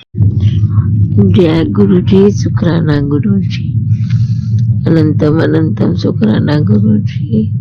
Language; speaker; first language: Hindi; early bilingual, heritage; Hindi